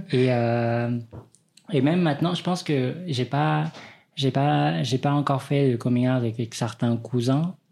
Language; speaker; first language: French; early bilingual, other home language; Vietnamese